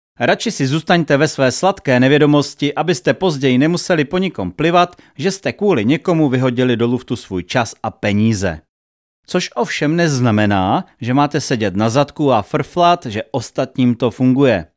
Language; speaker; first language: Czech; native; Czech